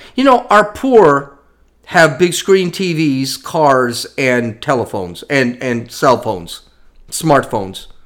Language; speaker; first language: English; native; English